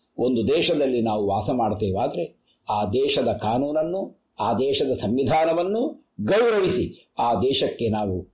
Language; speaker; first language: Kannada; non-native, local second language; Tulu